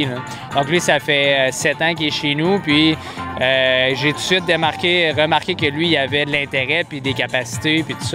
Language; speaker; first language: French; native; French